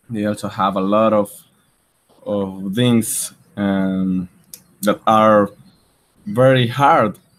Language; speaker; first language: English; non-native, learner; Spanish